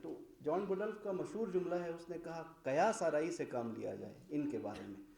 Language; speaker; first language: Urdu; non-native, local second language; Shina